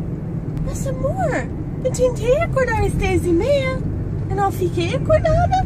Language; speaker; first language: Portuguese; non-native, fluent; English